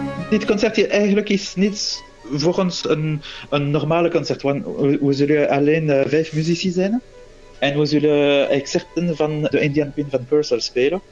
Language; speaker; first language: Dutch; non-native, local second language; French